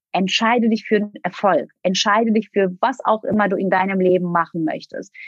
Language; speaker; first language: German; non-native, fluent; Turkish